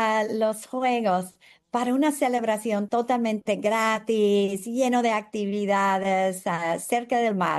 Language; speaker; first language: Spanish; non-native, fluent; English